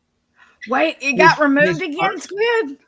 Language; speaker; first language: English; native; English